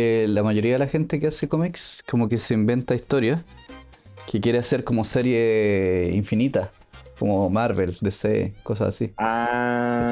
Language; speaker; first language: Spanish; native; Spanish